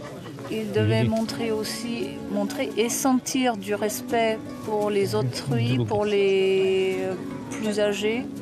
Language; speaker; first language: French; non-native, fluent; Slovenian